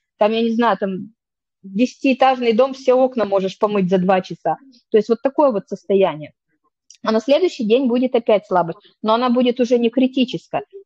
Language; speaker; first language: Russian; native; Russian